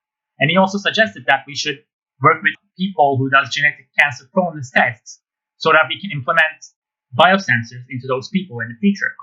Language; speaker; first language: English; non-native, fluent; Turkish